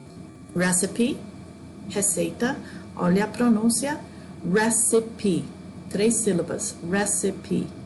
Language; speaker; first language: Portuguese; non-native, fluent; English